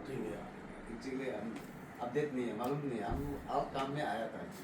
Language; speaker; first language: Hindi; non-native, local second language; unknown